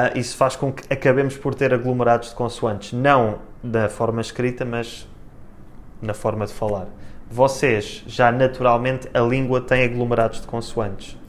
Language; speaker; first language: Portuguese; native; Portuguese